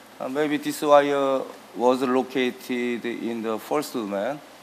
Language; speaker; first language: English; non-native, learner; Korean